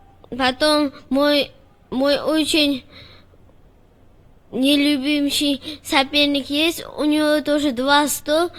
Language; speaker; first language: Russian; non-native, local second language; Uzbek